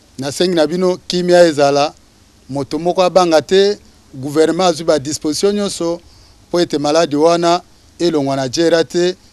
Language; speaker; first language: Lingala; native; Lingala